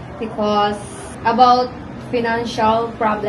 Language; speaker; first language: English; non-native, learner; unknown